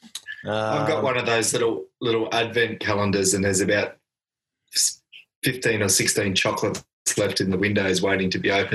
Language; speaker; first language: English; native; English